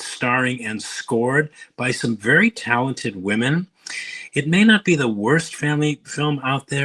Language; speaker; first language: English; native; English